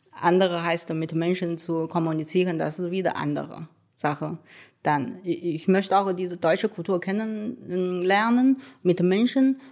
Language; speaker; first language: German; non-native, fluent; Chinese